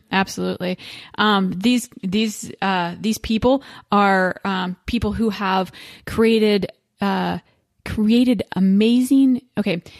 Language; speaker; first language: English; native; English